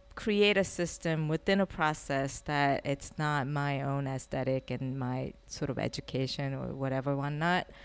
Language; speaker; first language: English; non-native, fluent; Korean